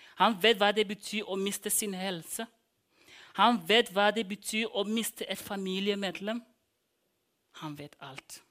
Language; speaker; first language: Norwegian; non-native, fluent; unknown